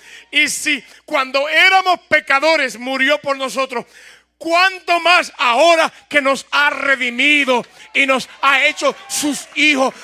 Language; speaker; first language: Spanish; native; Spanish